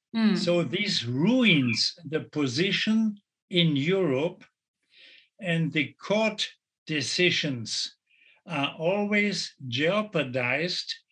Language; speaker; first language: English; non-native, fluent; German